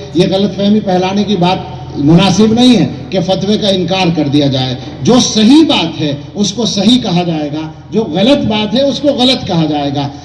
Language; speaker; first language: Urdu; native; Urdu